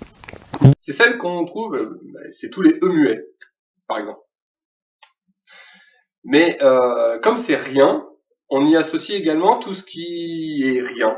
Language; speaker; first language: French; native; French